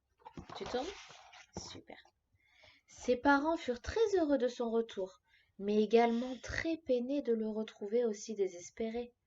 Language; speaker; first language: French; native; French